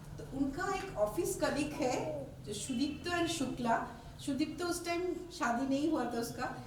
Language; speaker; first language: Hindi; non-native, local second language; Bangla